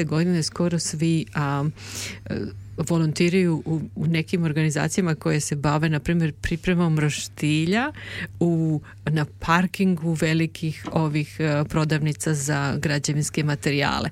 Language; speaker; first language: Serbian; native; Serbian